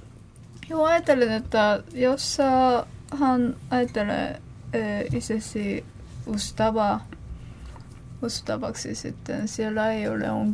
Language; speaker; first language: Finnish; non-native, learner; Korean